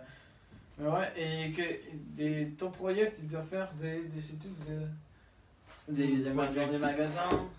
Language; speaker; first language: French; non-native, learner; Spanish